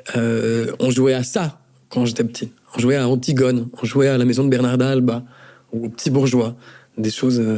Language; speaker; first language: French; non-native, fluent; Portuguese